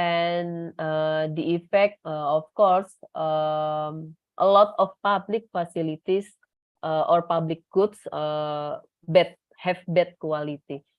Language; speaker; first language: English; non-native, learner; Indonesian